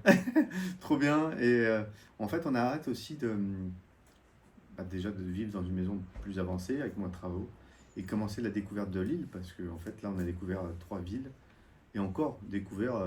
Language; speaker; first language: French; native; French